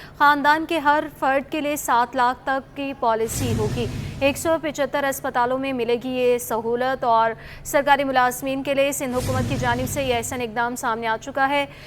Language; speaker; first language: Urdu; native; Urdu